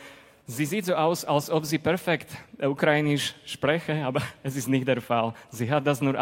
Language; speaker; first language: German; non-native, fluent; Slovak